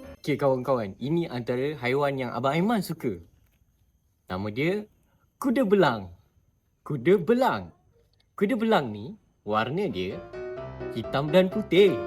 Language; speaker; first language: Malay; native; Malay